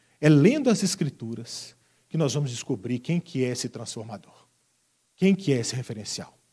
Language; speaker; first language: Portuguese; native; Portuguese